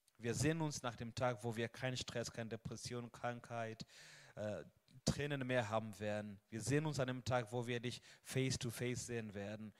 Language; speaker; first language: German; non-native, fluent; Swahili